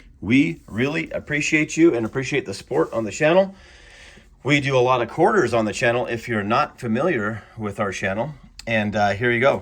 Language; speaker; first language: English; native; English